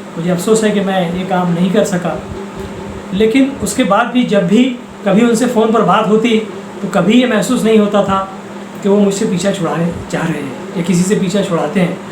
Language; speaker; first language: Urdu; native; Urdu